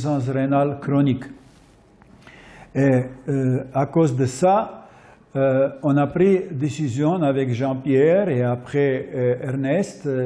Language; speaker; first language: French; non-native, fluent; Armenian